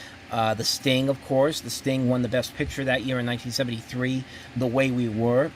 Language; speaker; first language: English; native; English